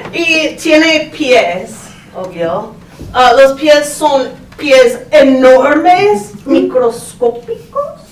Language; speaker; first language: Spanish; non-native, fluent; English